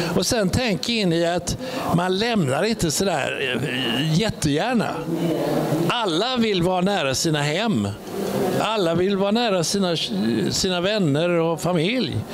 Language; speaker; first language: Swedish; native; Swedish